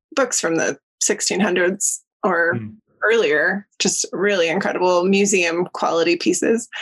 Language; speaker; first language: English; native; English